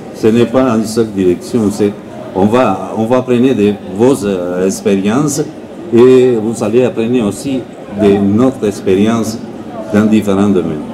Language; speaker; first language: French; non-native, learner; Spanish